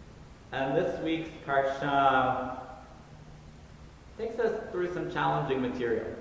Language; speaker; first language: English; native; English